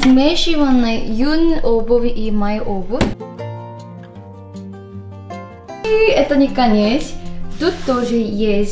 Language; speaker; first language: Russian; non-native, learner; Korean